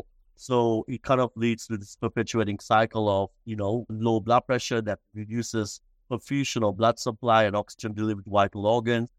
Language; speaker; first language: English; non-native, local second language; Sinhala